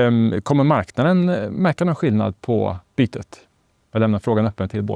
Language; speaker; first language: Swedish; native; Swedish